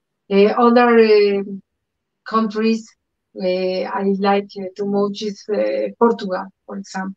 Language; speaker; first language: English; non-native, learner; Spanish